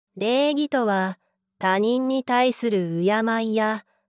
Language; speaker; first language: Japanese; native; Japanese